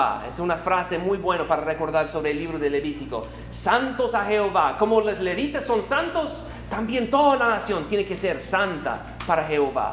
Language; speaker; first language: Spanish; non-native, fluent; English